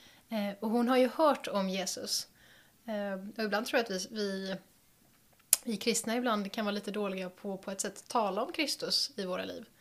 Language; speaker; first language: Swedish; native; Swedish